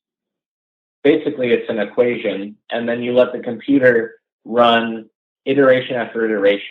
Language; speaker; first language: English; native; English